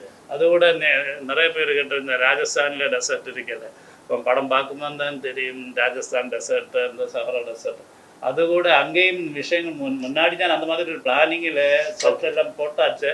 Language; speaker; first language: Tamil; non-native, learner; Malayalam